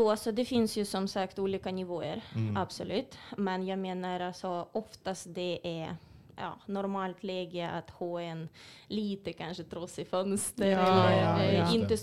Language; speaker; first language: Swedish; non-native, fluent; Russian